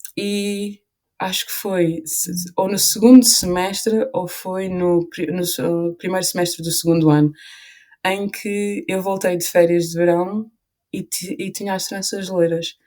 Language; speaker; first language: Portuguese; early bilingual, other home language; Upper Guinea Crioulo